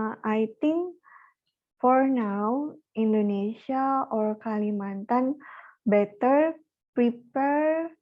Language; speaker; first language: English; non-native, learner; Indonesian